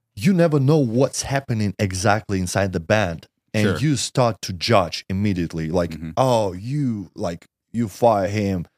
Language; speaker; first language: English; non-native, learner; Russian